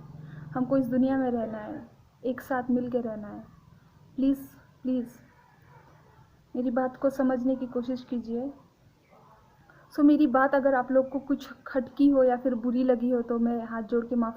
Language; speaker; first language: Hindi; non-native, local second language; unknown